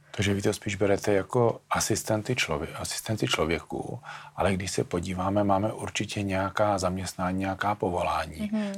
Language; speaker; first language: Czech; native; Czech